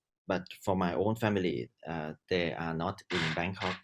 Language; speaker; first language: English; non-native, learner; Thai